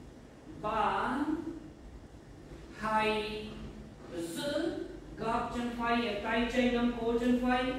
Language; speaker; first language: Vietnamese; non-native, learner; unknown